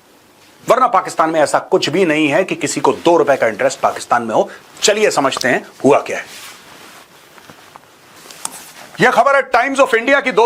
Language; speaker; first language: Hindi; native; Hindi